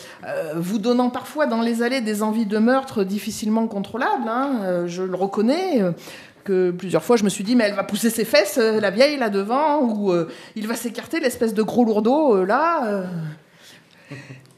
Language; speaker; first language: French; native; French